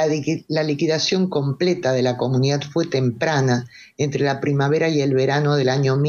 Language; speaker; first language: Spanish; native; Spanish